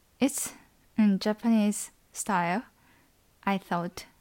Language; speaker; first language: English; non-native, learner; Japanese